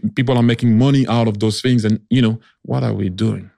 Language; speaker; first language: English; early bilingual, other home language; French